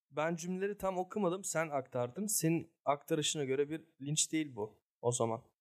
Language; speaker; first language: Turkish; early bilingual, heritage; Turkish